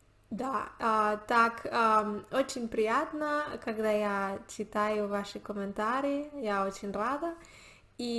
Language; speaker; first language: Russian; non-native, learner; Spanish